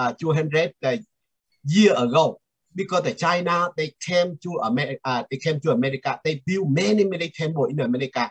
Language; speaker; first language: English; non-native, learner; Vietnamese